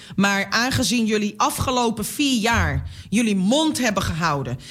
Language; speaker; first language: Dutch; native; Dutch